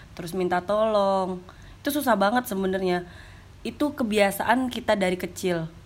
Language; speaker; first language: Indonesian; native; Indonesian